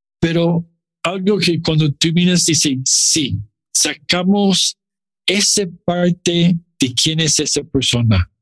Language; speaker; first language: Spanish; non-native, learner; English